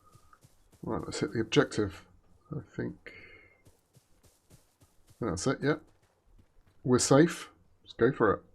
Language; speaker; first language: English; native; English